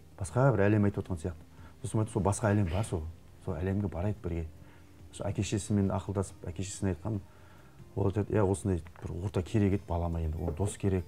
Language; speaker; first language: Kazakh; native; Kazakh